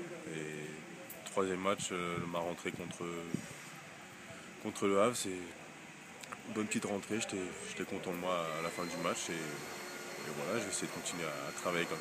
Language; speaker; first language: French; native; French